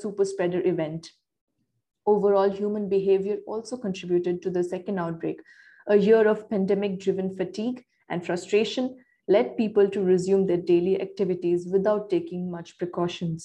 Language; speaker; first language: English; non-native, local second language; Bangla